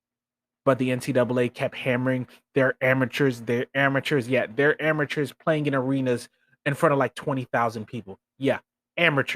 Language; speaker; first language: English; native; English